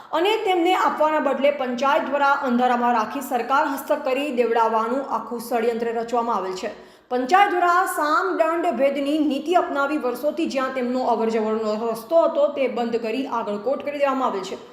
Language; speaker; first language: Gujarati; native; Gujarati